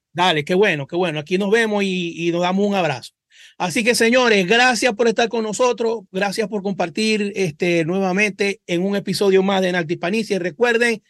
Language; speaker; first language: Spanish; native; Spanish